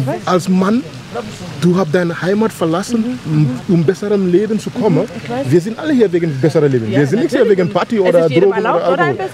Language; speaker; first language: German; non-native, learner; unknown